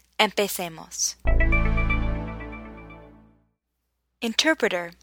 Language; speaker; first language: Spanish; non-native, fluent; English